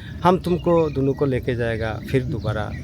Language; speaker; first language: Hindi; non-native, learner; Bangla